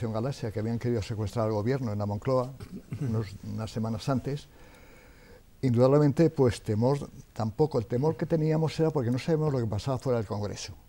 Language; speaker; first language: Spanish; native; Spanish